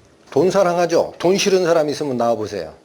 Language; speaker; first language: Korean; native; Korean